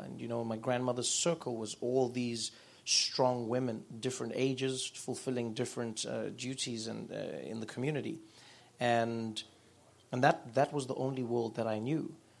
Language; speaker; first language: English; native; English